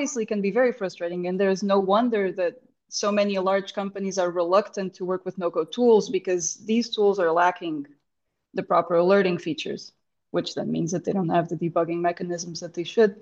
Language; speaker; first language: English; non-native, fluent; Portuguese